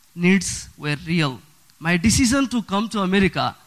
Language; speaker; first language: English; non-native, fluent; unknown